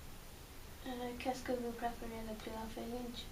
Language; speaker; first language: French; non-native, learner; English